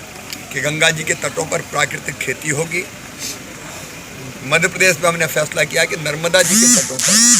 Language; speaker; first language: Hindi; native; Hindi